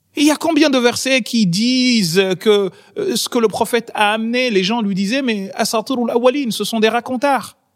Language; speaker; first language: French; non-native, local second language; Ngazidja Comorian